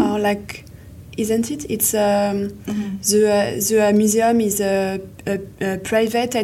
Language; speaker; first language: English; non-native, fluent; French